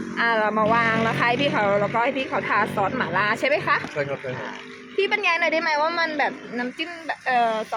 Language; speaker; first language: Thai; native; Thai